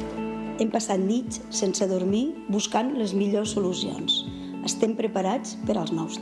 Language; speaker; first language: Catalan; native; Catalan